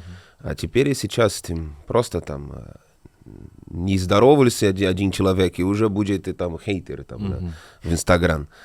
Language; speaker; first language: Russian; non-native, learner; Portuguese